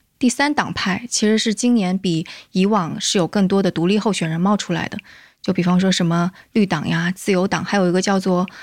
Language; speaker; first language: Chinese; native; Chinese